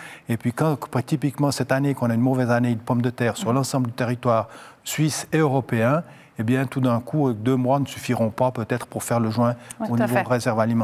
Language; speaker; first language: French; native; French